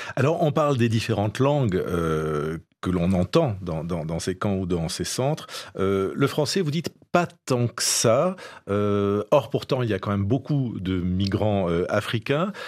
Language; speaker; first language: French; native; French